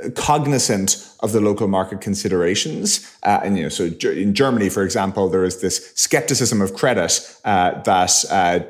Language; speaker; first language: English; native; English